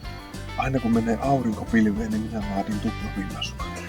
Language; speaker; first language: Finnish; native; Finnish